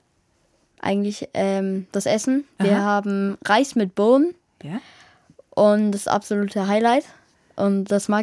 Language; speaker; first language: German; early bilingual, other home language; Kurdish